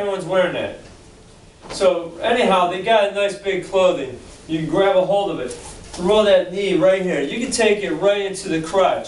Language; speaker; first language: English; native; English